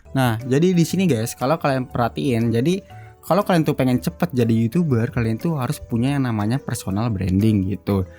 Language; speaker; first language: Indonesian; native; Indonesian